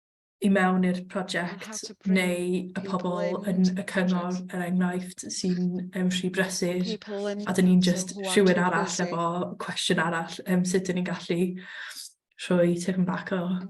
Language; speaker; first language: Welsh; non-native, fluent; English